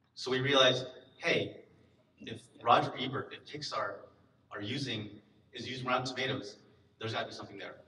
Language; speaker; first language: English; native; English